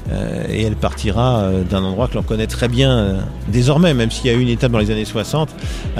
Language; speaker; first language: French; native; French